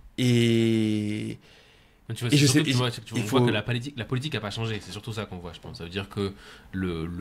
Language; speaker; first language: French; native; French